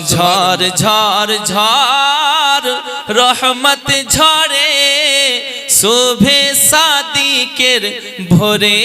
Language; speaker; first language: Bangla; native; Bangla